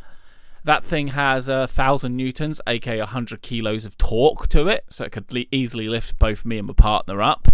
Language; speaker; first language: English; native; English